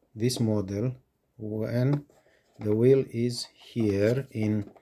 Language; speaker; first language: English; non-native, learner; Romanian